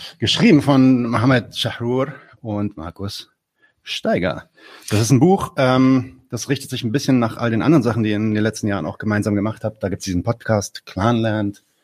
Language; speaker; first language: German; early bilingual, other home language; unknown